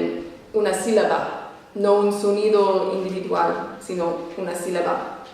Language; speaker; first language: Spanish; non-native, fluent; English